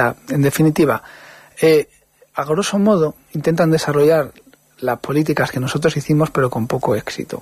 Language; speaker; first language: Spanish; native; Spanish